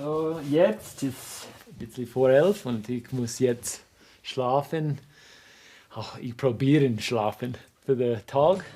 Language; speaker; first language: German; non-native, learner; English